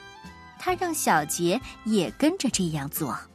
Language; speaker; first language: Chinese; native; Chinese